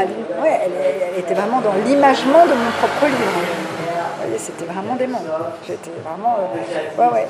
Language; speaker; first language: French; native; French